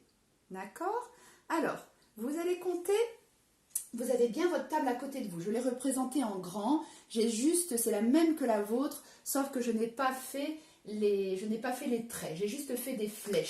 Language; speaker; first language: French; native; French